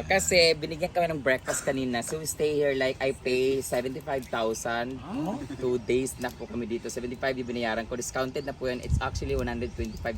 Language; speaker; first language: Filipino; native; Filipino